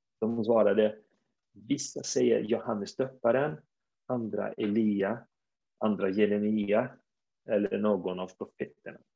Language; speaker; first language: Swedish; non-native, fluent; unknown